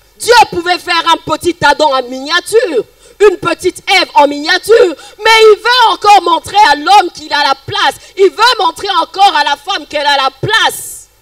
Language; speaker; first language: French; non-native, local second language; Lingala